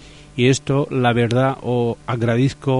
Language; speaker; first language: Spanish; non-native, fluent; Riffian